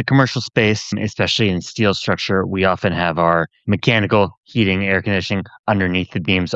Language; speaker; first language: English; native; English